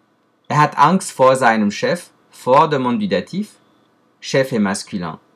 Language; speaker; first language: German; non-native, fluent; French